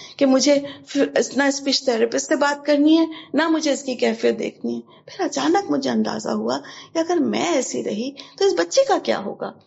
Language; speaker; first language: Urdu; native; Urdu